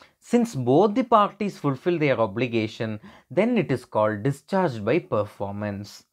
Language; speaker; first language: English; non-native, local second language; Malayalam